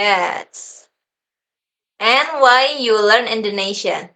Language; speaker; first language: English; non-native, learner; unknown